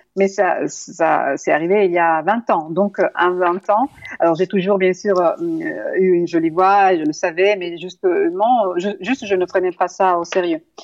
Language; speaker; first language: French; non-native, fluent; Italian